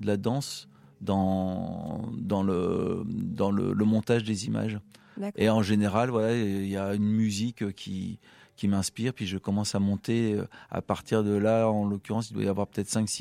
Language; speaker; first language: French; native; French